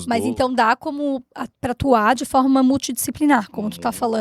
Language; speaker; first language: Portuguese; native; Portuguese